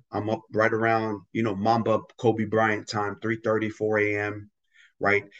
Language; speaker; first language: English; non-native, fluent; Tongan